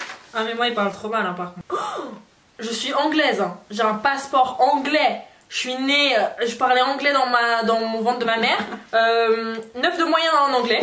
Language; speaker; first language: French; native; French